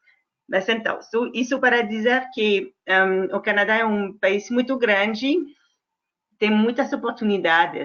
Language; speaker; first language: Portuguese; non-native, fluent; French